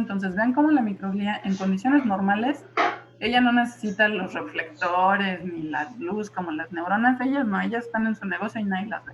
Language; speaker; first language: Spanish; native; Spanish